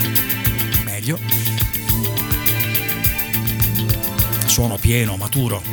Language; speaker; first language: Italian; native; Italian